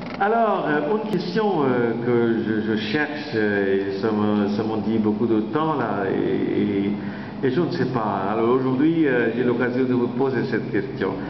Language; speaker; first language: French; non-native, fluent; Bangla